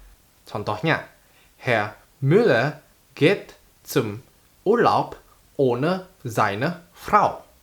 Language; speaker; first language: German; non-native, fluent; Indonesian